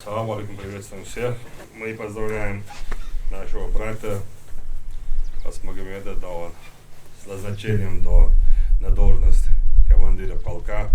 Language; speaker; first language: Russian; non-native, local second language; Chechen